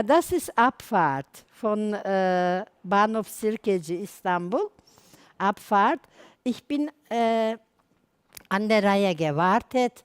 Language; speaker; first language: German; non-native, learner; Turkish